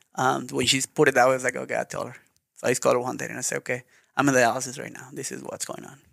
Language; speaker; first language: English; non-native, learner; Spanish